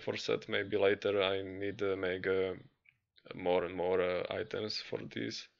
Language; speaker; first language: English; non-native, learner; Slovak